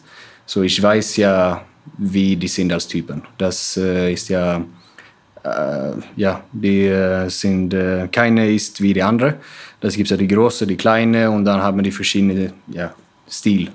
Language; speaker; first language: German; non-native, fluent; Swedish